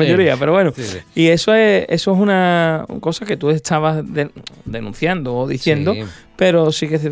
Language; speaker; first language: Spanish; native; Spanish